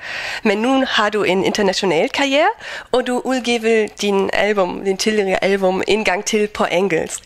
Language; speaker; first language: Danish; non-native, learner; German